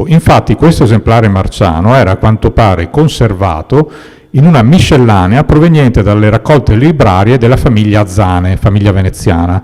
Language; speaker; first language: Italian; native; Italian